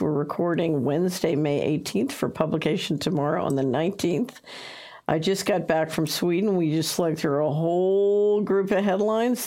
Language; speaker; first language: English; native; English